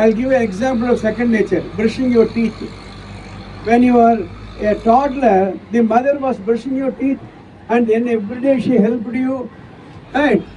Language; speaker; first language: English; non-native, local second language; Tamil